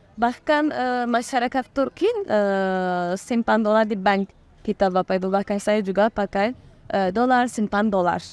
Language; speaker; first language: Indonesian; non-native, fluent; Turkish